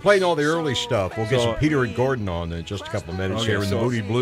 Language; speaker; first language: English; native; English